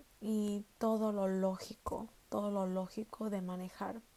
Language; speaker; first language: Spanish; early bilingual, heritage; Spanish